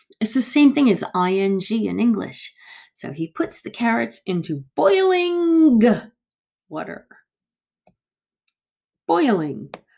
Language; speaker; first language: English; native; English